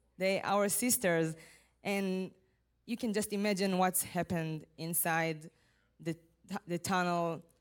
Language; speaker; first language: English; non-native, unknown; Hebrew